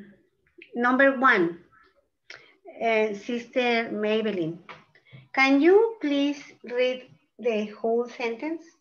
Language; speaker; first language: English; non-native, fluent; Spanish